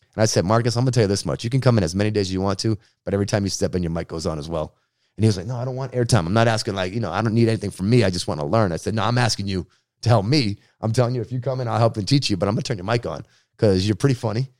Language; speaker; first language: English; native; English